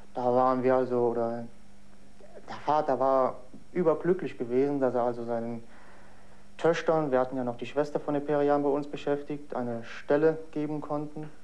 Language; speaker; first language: German; native; German